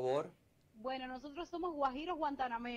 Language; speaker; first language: Spanish; native; Spanish